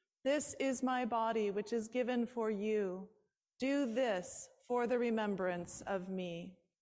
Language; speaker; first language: English; native; English